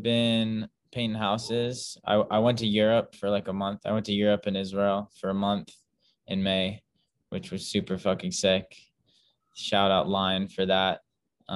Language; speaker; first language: English; native; English